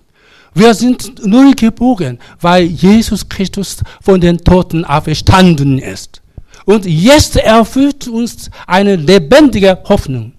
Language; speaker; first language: German; non-native, learner; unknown